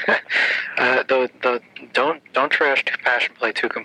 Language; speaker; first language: English; native; English